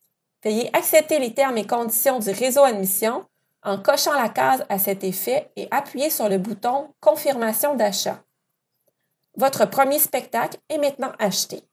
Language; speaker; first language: French; native; French